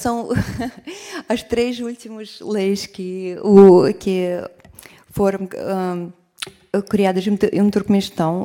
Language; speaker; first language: Portuguese; non-native, fluent; Russian